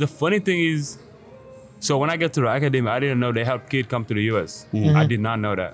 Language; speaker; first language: English; non-native, fluent; Wolof